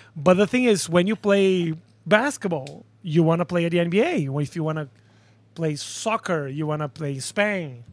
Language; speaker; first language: English; non-native, fluent; Portuguese